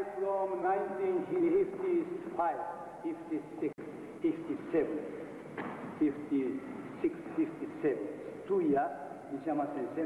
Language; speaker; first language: English; non-native, learner; Japanese